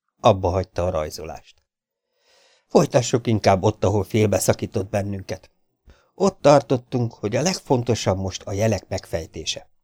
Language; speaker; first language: Hungarian; native; Hungarian